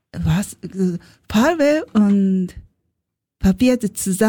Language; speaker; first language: German; non-native, learner; Japanese